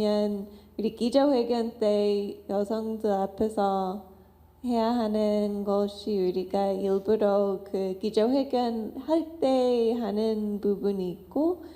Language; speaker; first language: Korean; non-native, fluent; English